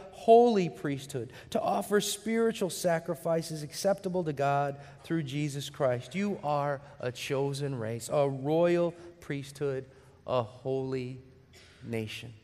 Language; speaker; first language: English; native; English